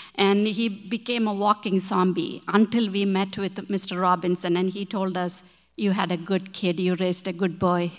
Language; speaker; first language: English; non-native, local second language; Malayalam